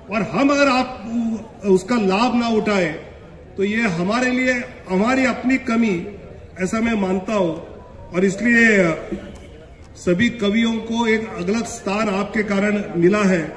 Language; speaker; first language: Hindi; non-native, local second language; Marathi